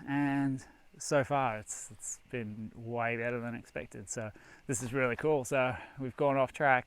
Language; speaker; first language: English; native; English